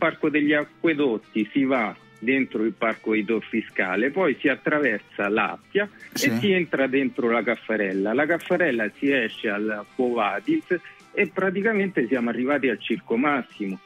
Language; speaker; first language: Italian; native; Italian